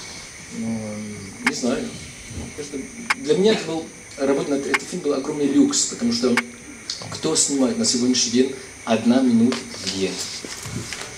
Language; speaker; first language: Russian; non-native, fluent; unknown